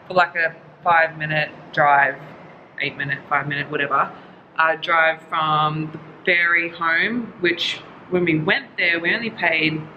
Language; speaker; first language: English; native; English